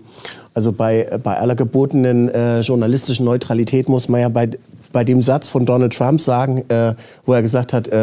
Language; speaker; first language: German; native; German